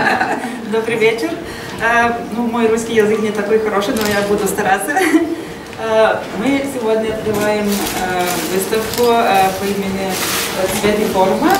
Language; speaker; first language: Russian; non-native, learner; Lithuanian